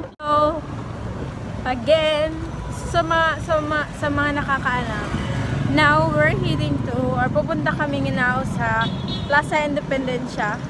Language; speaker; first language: Filipino; non-native, local second language; Cebuano